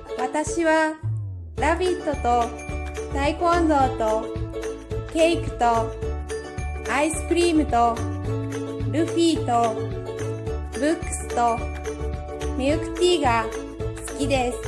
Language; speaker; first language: Japanese; non-native, learner; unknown